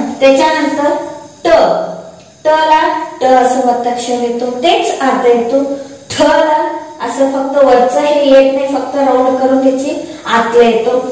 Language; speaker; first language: Marathi; non-native, local second language; Kannada